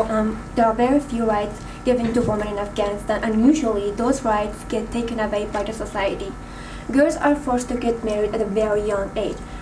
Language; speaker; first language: English; non-native, fluent; Persian